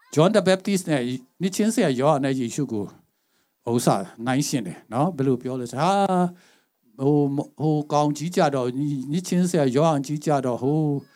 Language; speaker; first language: Burmese; non-native, local second language; Tedim Chin